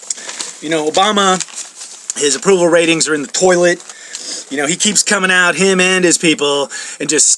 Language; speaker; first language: English; native; English